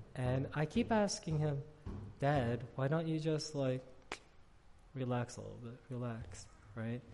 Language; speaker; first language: English; native; English